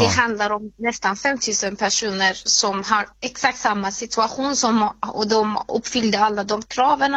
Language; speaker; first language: Swedish; non-native, fluent; Persian